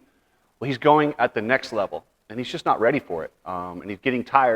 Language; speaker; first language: English; native; English